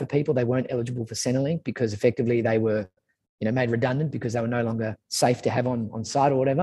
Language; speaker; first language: English; native; English